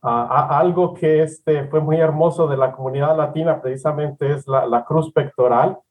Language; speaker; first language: Spanish; native; Spanish